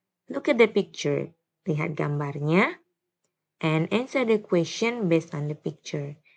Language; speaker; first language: English; non-native, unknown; Indonesian